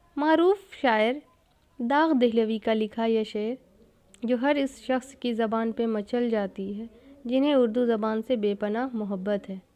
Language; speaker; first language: Urdu; native; Urdu